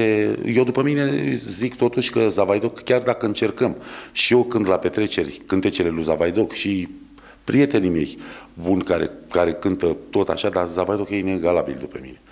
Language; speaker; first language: Romanian; native; Romanian